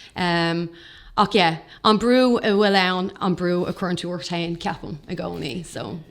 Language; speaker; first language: Irish; non-native, local second language; English